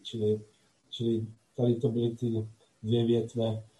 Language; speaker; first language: Czech; non-native, local second language; Slovak